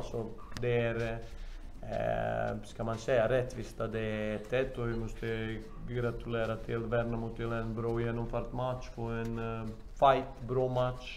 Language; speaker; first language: Swedish; non-native, fluent; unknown